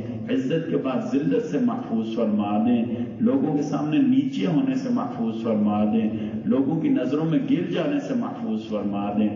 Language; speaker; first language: Urdu; native; Urdu